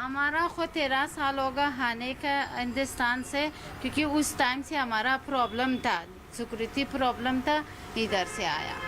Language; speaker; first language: Hindi; non-native, learner; Persian